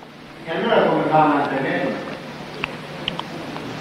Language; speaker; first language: Italian; native; Italian